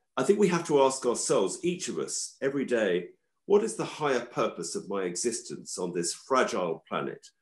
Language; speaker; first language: English; native; English